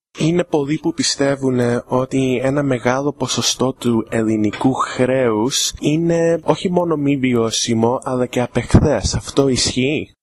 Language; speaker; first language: Greek; early bilingual, heritage; Greek